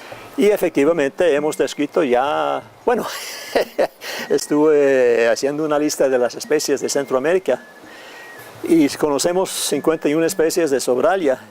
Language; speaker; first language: Spanish; non-native, fluent; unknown